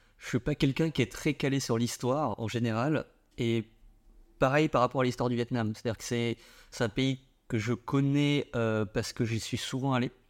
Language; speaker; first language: French; early bilingual, other home language; Vietnamese